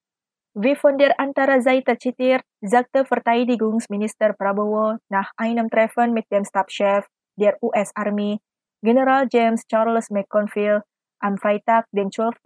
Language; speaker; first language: German; non-native, fluent; Indonesian